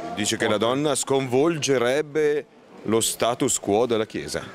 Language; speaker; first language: Italian; native; Italian